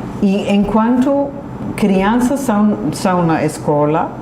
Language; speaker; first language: Portuguese; non-native, fluent; German